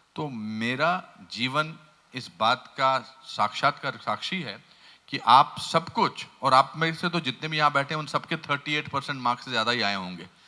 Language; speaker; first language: Hindi; native; Hindi